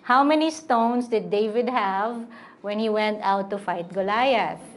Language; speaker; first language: English; non-native, local second language; Filipino